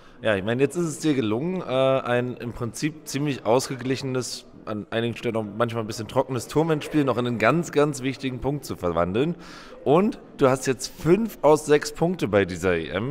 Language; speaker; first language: German; native; German